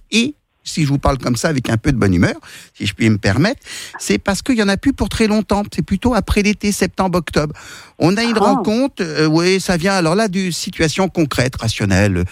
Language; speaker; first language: French; native; French